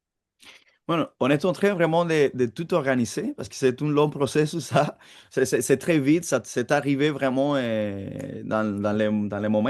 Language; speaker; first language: French; non-native, fluent; Spanish